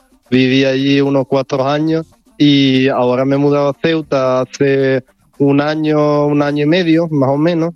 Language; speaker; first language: Spanish; non-native, fluent; Italian